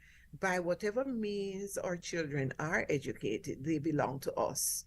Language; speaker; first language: English; native; English